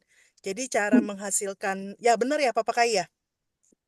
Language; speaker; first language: Indonesian; native; Indonesian